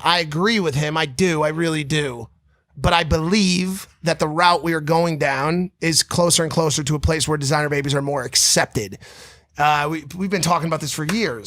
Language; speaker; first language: English; native; English